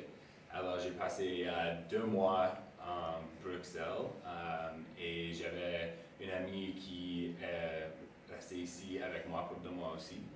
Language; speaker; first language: French; non-native, local second language; English